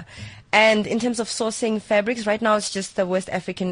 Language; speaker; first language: English; non-native, local second language; Zulu